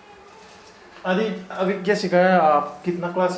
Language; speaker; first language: Hindi; non-native, local second language; Mizo